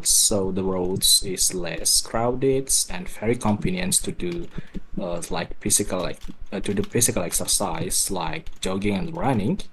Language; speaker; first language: English; non-native, learner; Indonesian